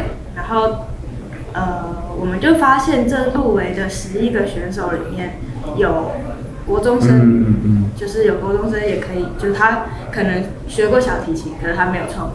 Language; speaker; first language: Chinese; native; Chinese